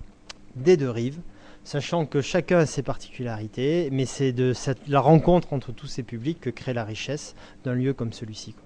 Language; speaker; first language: French; native; French